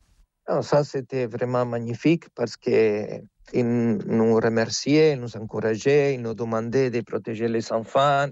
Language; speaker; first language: French; non-native, fluent; Spanish